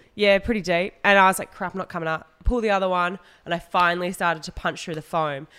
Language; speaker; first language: English; native; English